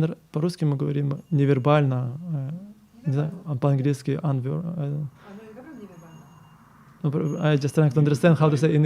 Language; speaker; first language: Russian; native; Russian